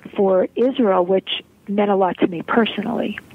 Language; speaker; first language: English; early bilingual, heritage; Polish